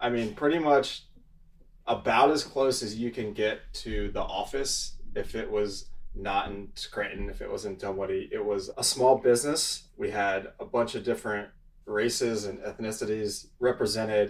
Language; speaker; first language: English; native; English